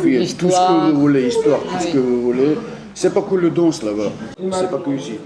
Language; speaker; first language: French; non-native, learner; Georgian